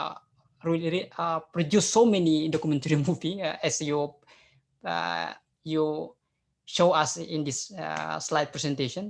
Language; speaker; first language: English; non-native, fluent; Indonesian